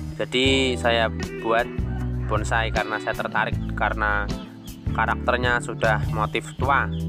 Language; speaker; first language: Indonesian; non-native, local second language; Javanese